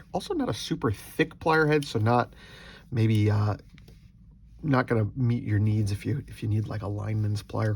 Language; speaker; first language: English; native; English